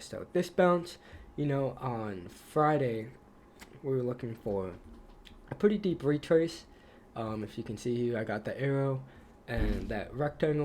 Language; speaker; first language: English; native; English